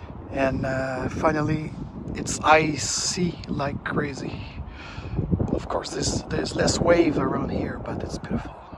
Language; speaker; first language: English; non-native, fluent; French